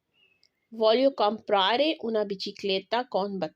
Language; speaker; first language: Italian; non-native, fluent; Urdu